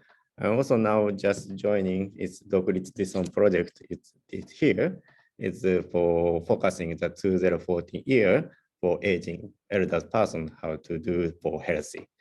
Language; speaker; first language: English; non-native, learner; Japanese